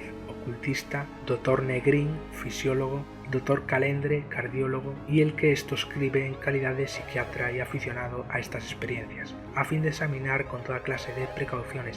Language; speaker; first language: Spanish; native; Spanish